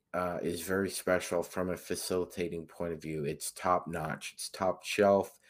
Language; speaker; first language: English; native; English